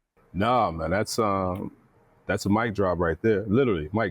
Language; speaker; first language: English; native; English